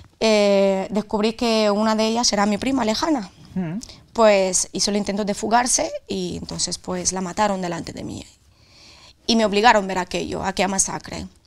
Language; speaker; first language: Spanish; non-native, fluent; Romanian